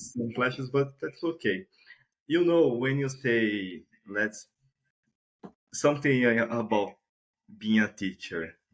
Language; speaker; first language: English; non-native, fluent; Portuguese